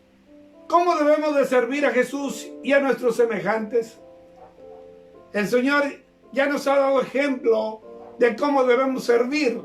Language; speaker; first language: Spanish; native; Spanish